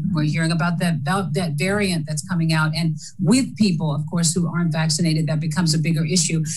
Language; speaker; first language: English; native; English